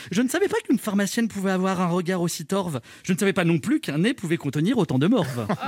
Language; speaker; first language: French; native; French